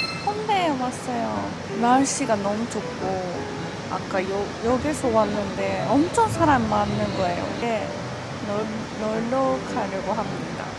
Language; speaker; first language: Korean; non-native, fluent; Japanese